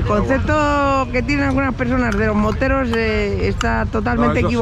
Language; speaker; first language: Spanish; native; Spanish